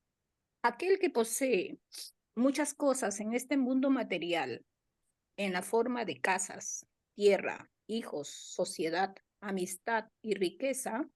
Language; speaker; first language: Spanish; native; Spanish